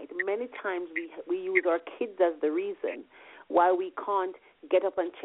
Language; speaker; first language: English; non-native, local second language; Jamaican Creole English